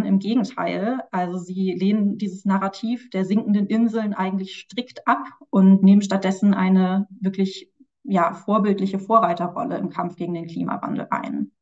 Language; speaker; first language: German; native; German